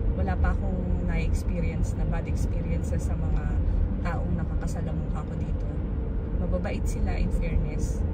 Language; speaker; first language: Filipino; native; Filipino